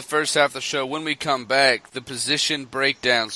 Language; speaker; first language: English; native; English